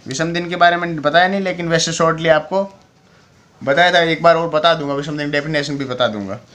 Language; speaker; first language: Hindi; native; Hindi